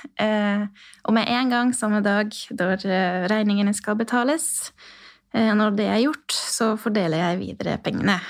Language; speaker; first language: Norwegian; non-native, fluent; Romanian